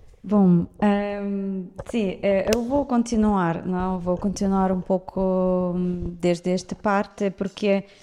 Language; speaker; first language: Portuguese; non-native, fluent; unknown